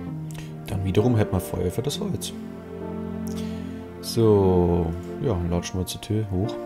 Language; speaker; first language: German; native; German